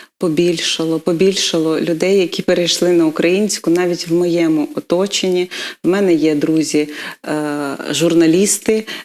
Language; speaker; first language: Ukrainian; non-native, local second language; Russian